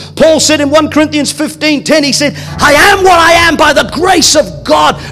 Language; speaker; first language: English; native; English